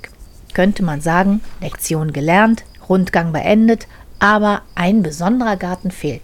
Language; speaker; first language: German; native; German